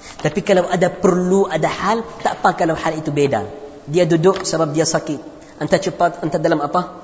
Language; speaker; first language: Indonesian; non-native, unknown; Arabic